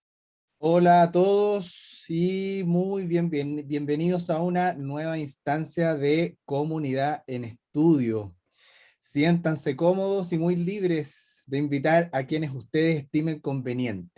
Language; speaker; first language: Spanish; native; Spanish